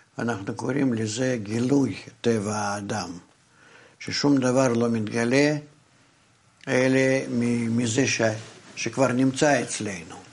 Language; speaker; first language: Hebrew; non-native, fluent; Russian